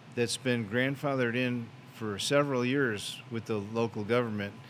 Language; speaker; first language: English; native; English